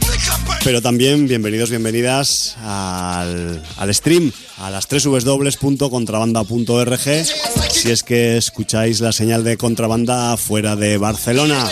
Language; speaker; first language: Spanish; native; Spanish